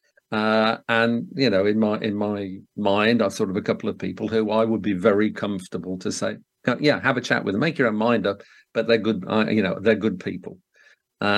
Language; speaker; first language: English; native; English